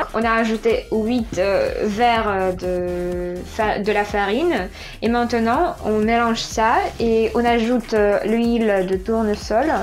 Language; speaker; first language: French; non-native, fluent; Russian